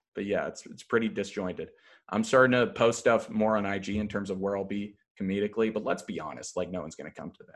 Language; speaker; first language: English; native; English